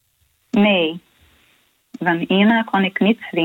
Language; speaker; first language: Dutch; non-native, learner; Portuguese